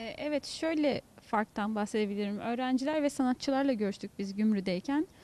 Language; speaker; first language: Turkish; native; Turkish